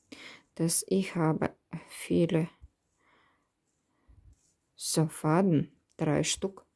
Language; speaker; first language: German; non-native, fluent; Russian